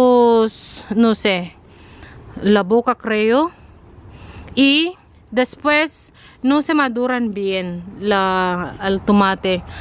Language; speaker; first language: Spanish; non-native, learner; Filipino